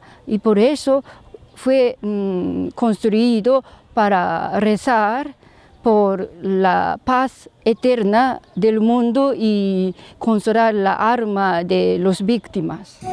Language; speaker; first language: Spanish; non-native, learner; Japanese